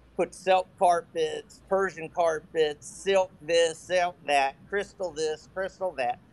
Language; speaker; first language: English; native; English